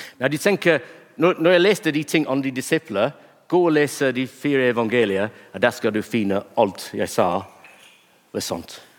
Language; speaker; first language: Norwegian; non-native, fluent; English